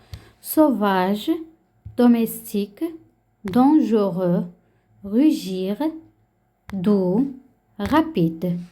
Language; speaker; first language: French; non-native, local second language; Arabic